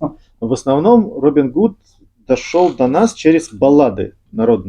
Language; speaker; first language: Russian; native; Russian